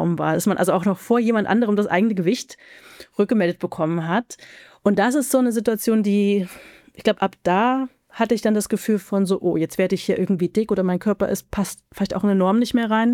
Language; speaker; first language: German; native; German